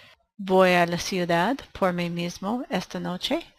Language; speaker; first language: Spanish; non-native, fluent; English